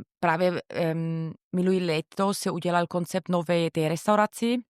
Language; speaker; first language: Czech; non-native, fluent; German